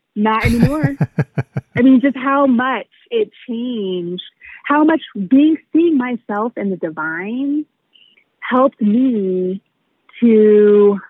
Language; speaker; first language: English; native; English